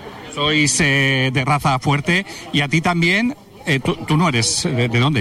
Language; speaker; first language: Spanish; non-native, local second language; Catalan